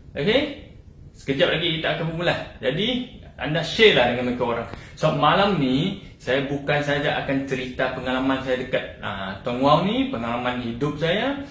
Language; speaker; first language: Malay; non-native, local second language; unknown